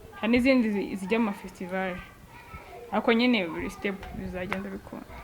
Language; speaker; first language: Kinyarwanda; native; Kinyarwanda